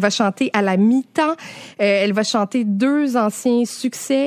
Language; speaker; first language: French; native; French